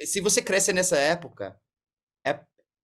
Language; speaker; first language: Portuguese; early bilingual, heritage; English